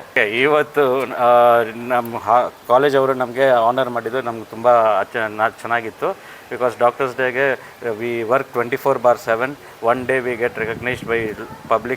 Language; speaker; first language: Kannada; native; Kannada